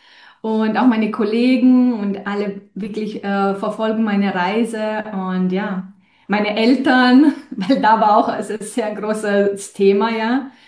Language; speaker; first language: German; non-native, fluent; Romanian